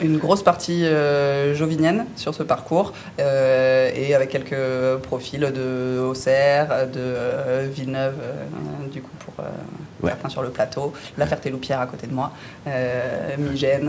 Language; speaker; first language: French; native; French